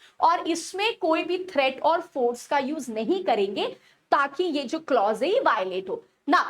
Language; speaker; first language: Hindi; native; Hindi